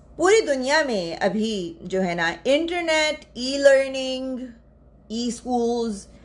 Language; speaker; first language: Urdu; native; Urdu